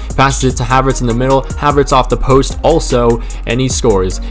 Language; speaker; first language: English; native; English